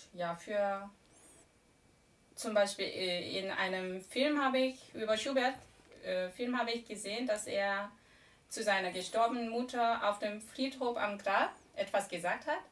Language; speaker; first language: German; non-native, fluent; Korean